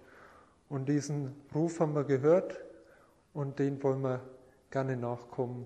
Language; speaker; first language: German; native; German